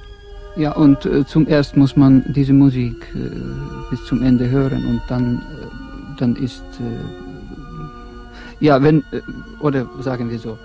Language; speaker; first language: German; non-native, fluent; Estonian